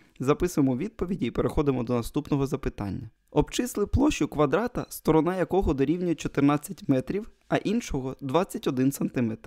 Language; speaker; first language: Ukrainian; non-native, local second language; Russian